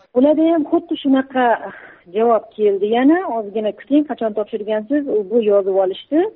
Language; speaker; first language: Uzbek; early bilingual, heritage; Uzbek